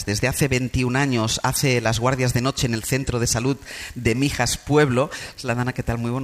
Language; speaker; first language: Spanish; native; Spanish